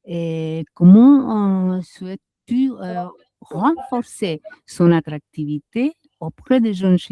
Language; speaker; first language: French; non-native, fluent; Spanish